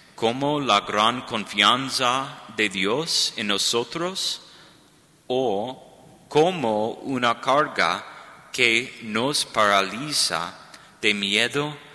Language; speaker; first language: Spanish; non-native, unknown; English